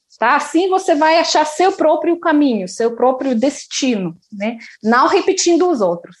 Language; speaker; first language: Portuguese; non-native, fluent; Russian